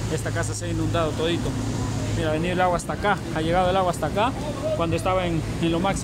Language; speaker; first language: Spanish; native; Spanish